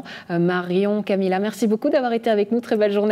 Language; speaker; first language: French; native; French